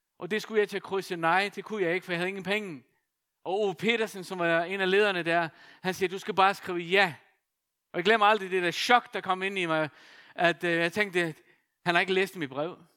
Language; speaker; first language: Danish; non-native, local second language; Faroese